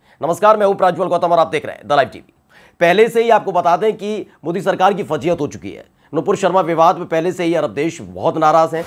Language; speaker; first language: Hindi; native; Hindi